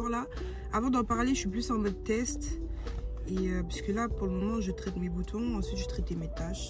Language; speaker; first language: French; native; French